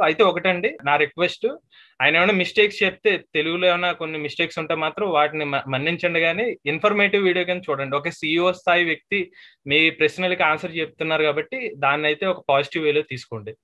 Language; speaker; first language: Telugu; native; Telugu